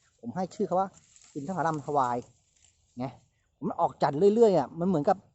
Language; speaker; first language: Thai; native; Thai